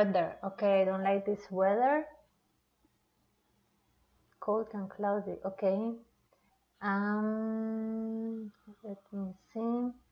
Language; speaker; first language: English; non-native, learner; Spanish